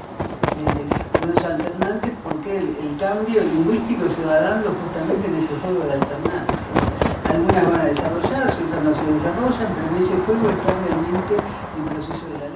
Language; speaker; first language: Spanish; native; Spanish